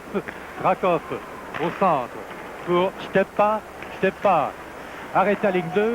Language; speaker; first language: French; native; French